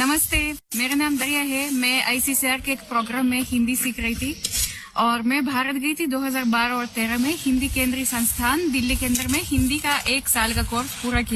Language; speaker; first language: Hindi; non-native, fluent; Russian